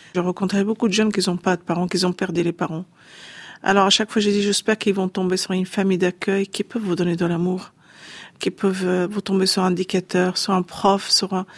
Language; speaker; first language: French; non-native, fluent; Arabic